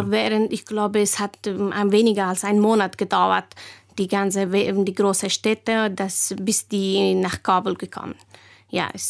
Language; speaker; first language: German; non-native, learner; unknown